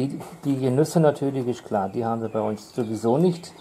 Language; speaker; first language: German; native; German